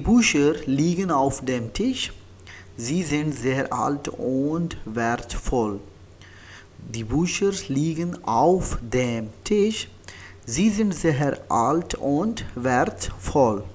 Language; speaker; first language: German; non-native, fluent; Hindi